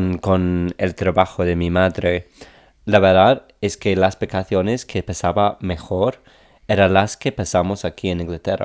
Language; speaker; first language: Spanish; non-native, fluent; English